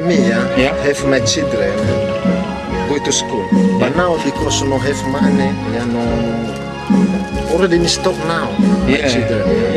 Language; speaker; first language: English; non-native, learner; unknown